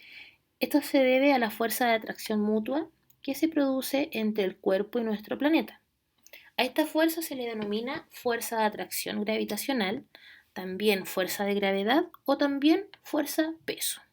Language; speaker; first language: Spanish; native; Spanish